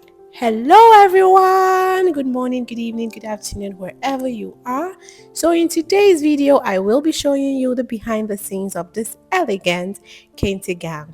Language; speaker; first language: English; non-native, local second language; Akan